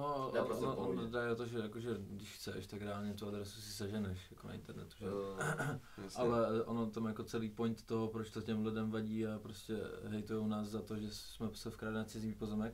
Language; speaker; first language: Czech; native; Czech